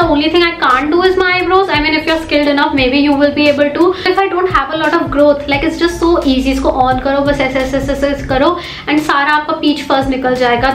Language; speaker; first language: English; non-native, local second language; Hindi